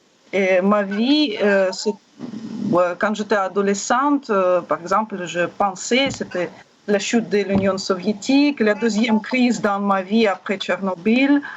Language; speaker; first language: French; non-native, learner; Russian